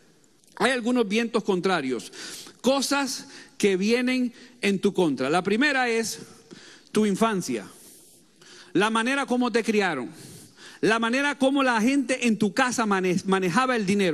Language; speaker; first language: Spanish; native; Spanish